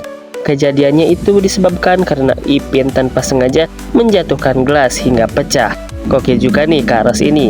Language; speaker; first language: Indonesian; native; Indonesian